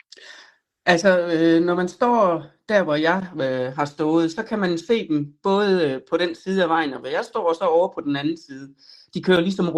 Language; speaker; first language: Danish; native; Danish